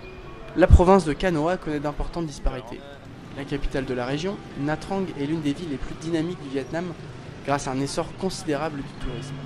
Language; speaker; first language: French; native; French